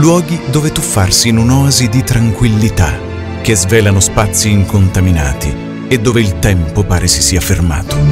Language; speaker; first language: Italian; native; Italian